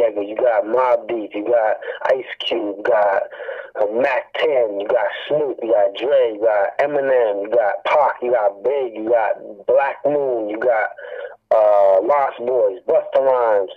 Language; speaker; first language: English; native; English